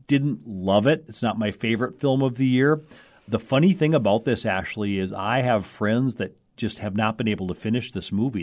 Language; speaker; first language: English; native; English